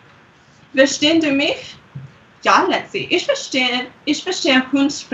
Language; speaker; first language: German; non-native, learner; English